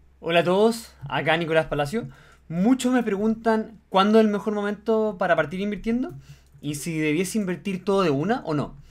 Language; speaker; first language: Spanish; native; Spanish